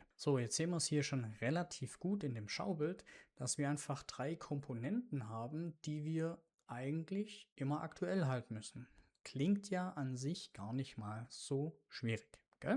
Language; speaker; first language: German; native; German